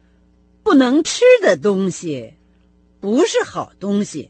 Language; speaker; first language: Chinese; non-native, fluent; Russian